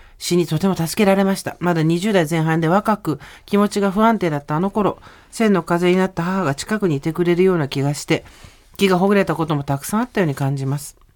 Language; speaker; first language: Japanese; native; Japanese